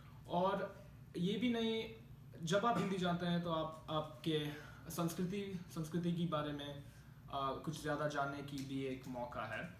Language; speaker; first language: Hindi; non-native, learner; Malayalam